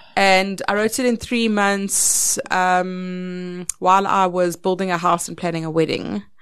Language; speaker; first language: English; native; English